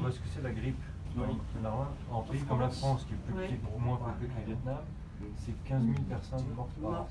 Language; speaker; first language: French; native; French